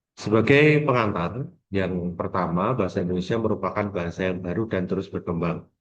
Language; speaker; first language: Indonesian; non-native, local second language; Javanese